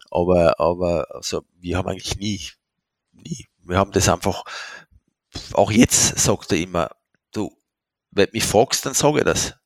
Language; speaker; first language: German; non-native, fluent; French